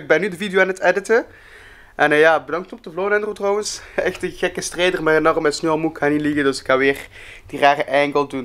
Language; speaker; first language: Dutch; native; Dutch